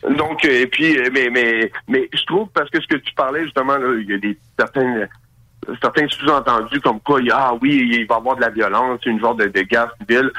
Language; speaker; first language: French; native; French